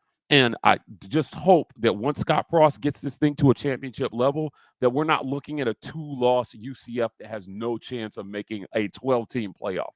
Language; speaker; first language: English; native; English